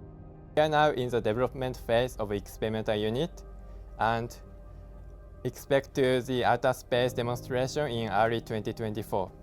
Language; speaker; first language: English; non-native, learner; Japanese